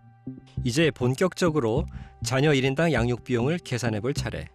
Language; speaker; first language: Korean; native; Korean